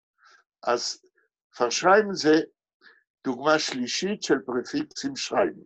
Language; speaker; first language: Hebrew; native; Hebrew